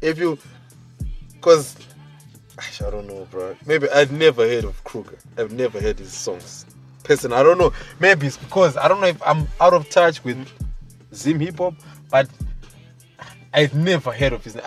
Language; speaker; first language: English; non-native, local second language; Shona